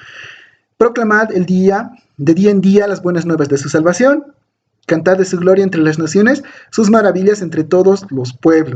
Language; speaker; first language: Spanish; native; Spanish